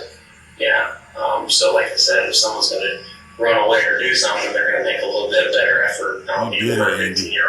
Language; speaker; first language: English; native; English